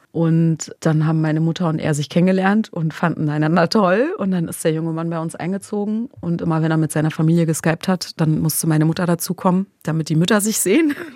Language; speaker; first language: German; early bilingual, other home language; Croatian